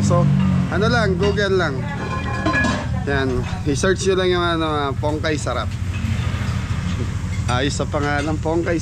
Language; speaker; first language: Filipino; native; Filipino